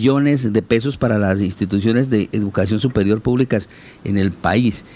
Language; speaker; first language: Spanish; native; Spanish